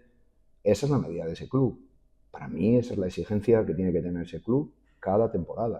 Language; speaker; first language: Spanish; native; Spanish